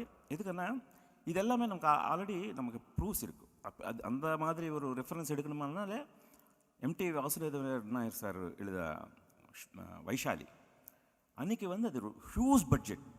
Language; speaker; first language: Tamil; non-native, local second language; Telugu